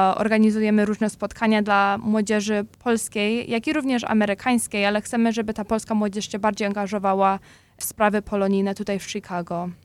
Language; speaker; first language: Polish; early bilingual, heritage; Polish